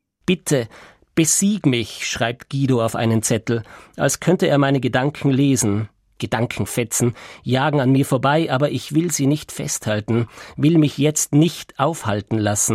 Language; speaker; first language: German; native; German